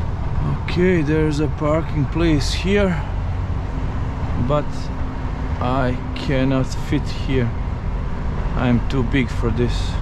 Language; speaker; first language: English; non-native, fluent; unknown